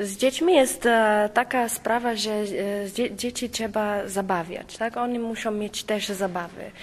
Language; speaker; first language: Polish; non-native, fluent; Slovenian